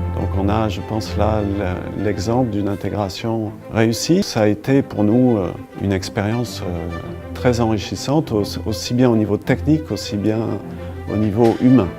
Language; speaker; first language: French; native; French